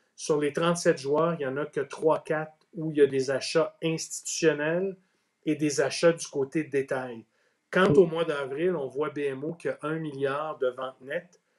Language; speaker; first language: French; native; French